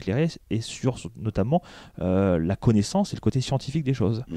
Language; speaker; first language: French; native; French